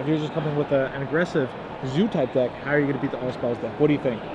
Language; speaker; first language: English; native; English